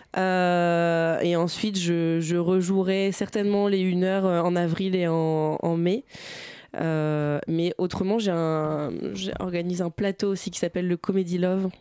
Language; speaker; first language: French; native; French